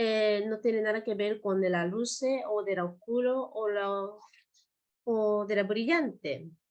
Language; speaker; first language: Spanish; non-native, learner; Japanese